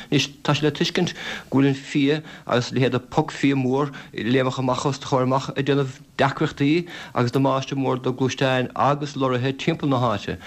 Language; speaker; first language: Irish; native; Irish